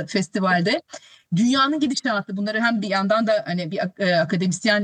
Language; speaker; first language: Turkish; native; Turkish